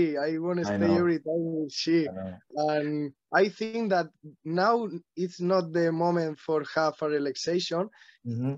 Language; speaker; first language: English; non-native, learner; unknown